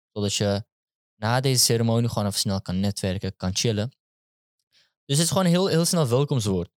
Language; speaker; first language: Dutch; early bilingual, other home language; Turkish